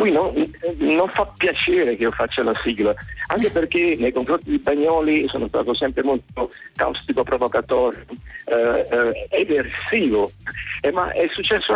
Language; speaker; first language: Italian; native; Italian